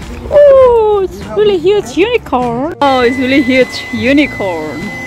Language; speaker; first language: English; non-native, learner; Indonesian